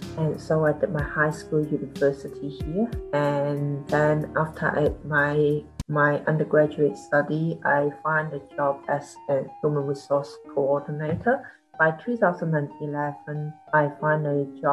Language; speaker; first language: English; non-native, local second language; Cantonese